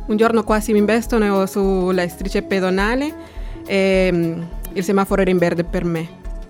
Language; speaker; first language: Italian; non-native, fluent; Spanish